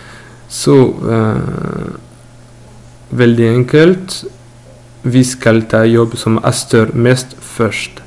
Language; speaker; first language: Norwegian; non-native, learner; French